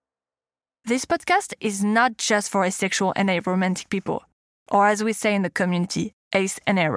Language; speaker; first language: English; non-native, fluent; French